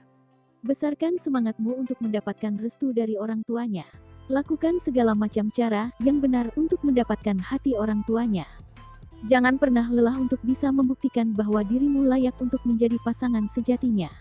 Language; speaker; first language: Indonesian; native; Indonesian